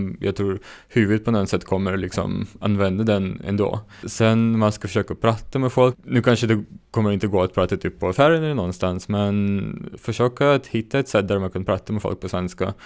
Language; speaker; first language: Swedish; non-native, fluent; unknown